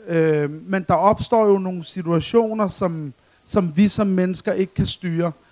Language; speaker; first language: Danish; early bilingual, other home language; Arabic